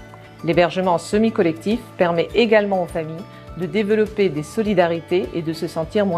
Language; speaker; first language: French; native; French